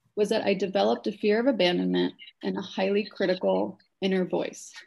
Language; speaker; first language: English; native; English